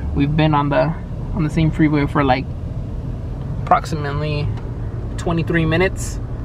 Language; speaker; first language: English; early bilingual, other home language; Spanish